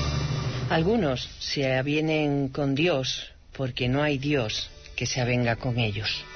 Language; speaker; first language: Spanish; native; Spanish